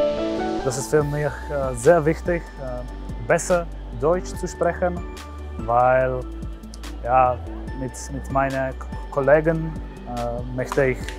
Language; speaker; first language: German; non-native, learner; Czech